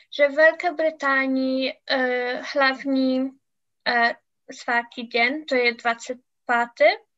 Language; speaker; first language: Czech; non-native, learner; English